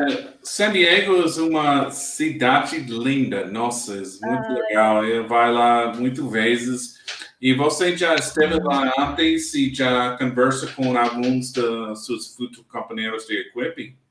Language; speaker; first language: Portuguese; non-native, learner; English